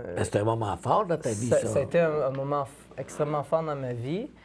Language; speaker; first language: French; native; French